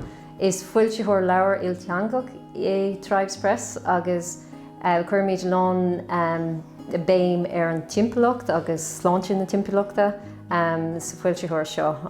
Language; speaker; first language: Irish; non-native, local second language; English